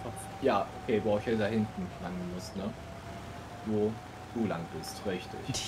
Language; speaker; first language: German; native; German